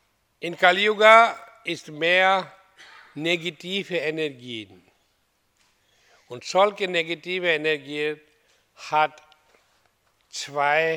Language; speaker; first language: German; non-native, learner; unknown